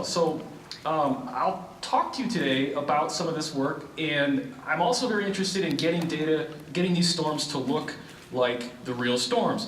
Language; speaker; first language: English; native; English